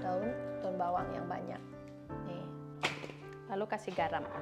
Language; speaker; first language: Indonesian; native; Indonesian